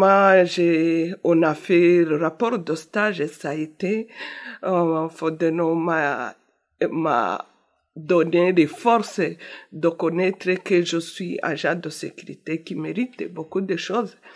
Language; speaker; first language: French; non-native, learner; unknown